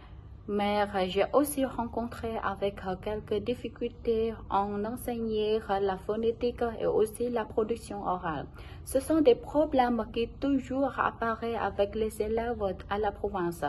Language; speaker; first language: French; non-native, local second language; Khmer